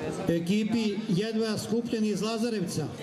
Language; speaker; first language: Bosnian; native; Bosnian